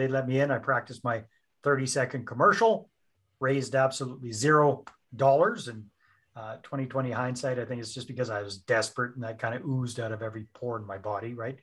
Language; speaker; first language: English; native; English